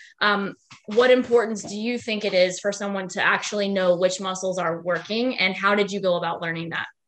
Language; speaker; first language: English; native; English